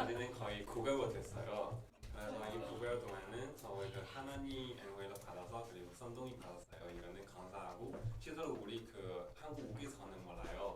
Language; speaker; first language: Korean; non-native, learner; Chinese